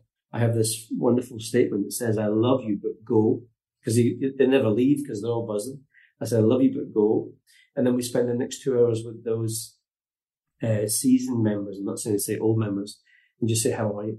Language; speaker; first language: English; native; English